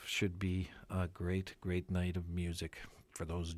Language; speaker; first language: English; non-native, fluent; Ukrainian